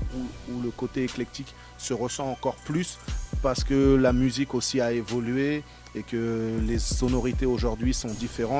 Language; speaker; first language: French; native; French